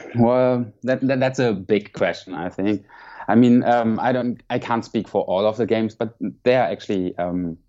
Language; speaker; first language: English; non-native, fluent; German